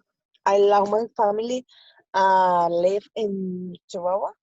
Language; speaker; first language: English; non-native, learner; Spanish